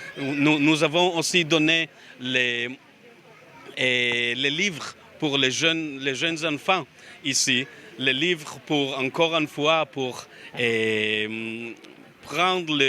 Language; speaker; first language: French; non-native, learner; Hebrew